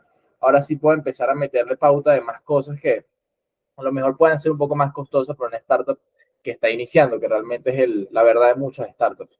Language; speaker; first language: Spanish; native; Spanish